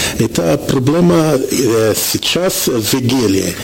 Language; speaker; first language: Russian; non-native, learner; French